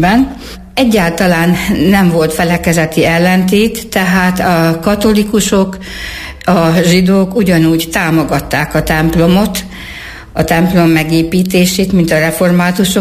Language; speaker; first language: Hungarian; native; Hungarian